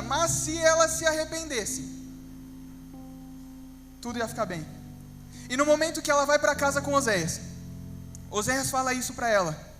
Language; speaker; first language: Portuguese; native; Portuguese